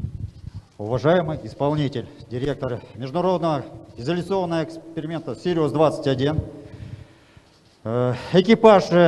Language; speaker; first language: Russian; native; Russian